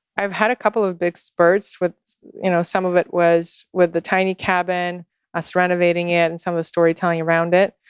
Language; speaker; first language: English; non-native, fluent; Russian